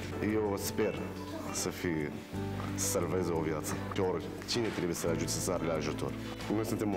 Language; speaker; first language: Romanian; non-native, learner; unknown